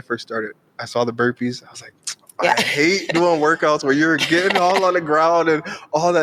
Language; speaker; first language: English; native; English